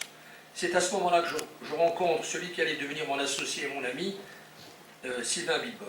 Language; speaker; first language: French; native; French